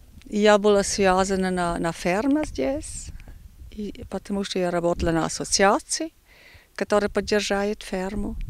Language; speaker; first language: Ukrainian; non-native, learner; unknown